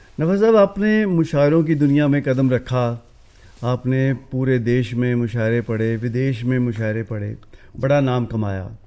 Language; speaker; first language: Urdu; non-native, local second language; Punjabi